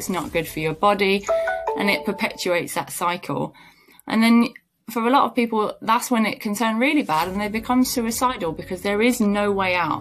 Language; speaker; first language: English; native; English